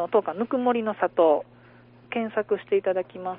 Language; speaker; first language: Japanese; native; Japanese